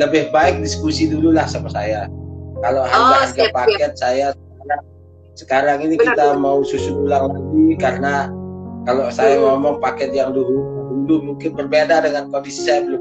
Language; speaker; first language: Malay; non-native, local second language; Sasak